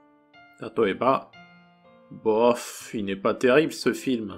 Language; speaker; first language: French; non-native, fluent; Japanese